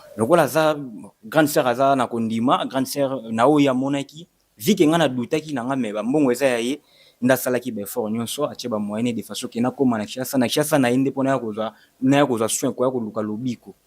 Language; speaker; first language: Lingala; non-native, local second language; Kongo